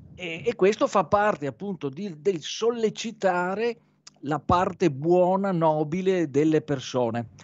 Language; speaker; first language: Italian; native; Italian